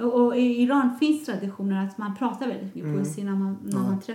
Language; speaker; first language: Swedish; non-native, fluent; Persian